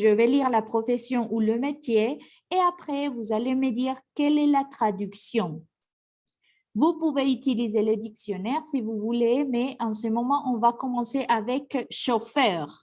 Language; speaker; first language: French; non-native, fluent; Spanish